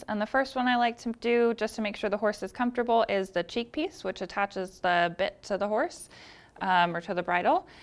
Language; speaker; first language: English; native; English